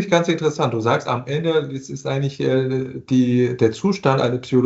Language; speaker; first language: German; non-native, fluent; Chinese